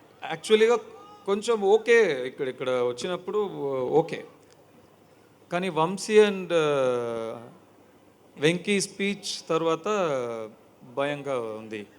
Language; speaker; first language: Telugu; non-native, learner; Tamil